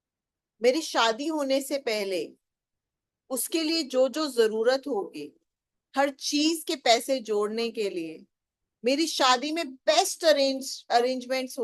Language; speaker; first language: Hindi; native; Hindi